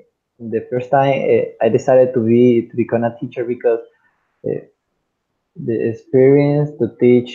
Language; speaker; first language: English; non-native, fluent; Spanish